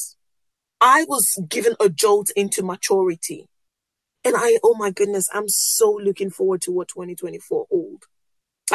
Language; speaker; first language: English; non-native, local second language; Yoruba